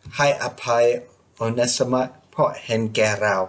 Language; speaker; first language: Thai; non-native, fluent; English